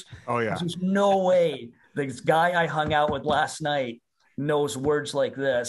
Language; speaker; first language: English; native; English